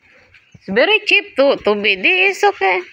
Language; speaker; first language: English; non-native, learner; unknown